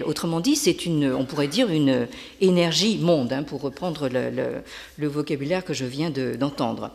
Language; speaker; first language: French; native; French